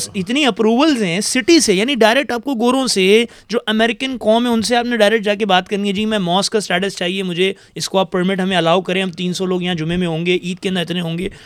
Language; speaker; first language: Urdu; native; Urdu